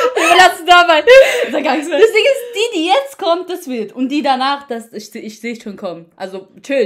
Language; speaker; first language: German; early bilingual, other home language; Albanian